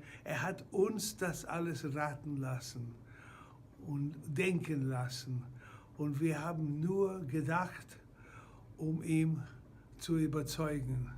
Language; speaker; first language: German; non-native, fluent; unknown